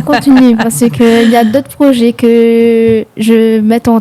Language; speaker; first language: French; non-native, local second language; Réunion Creole French